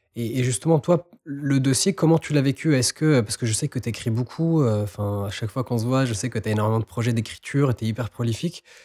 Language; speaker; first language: French; native; French